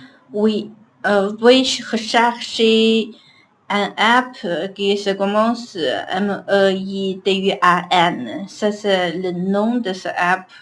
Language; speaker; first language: French; non-native, learner; Chinese